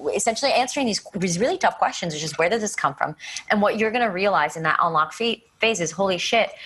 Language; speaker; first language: English; native; English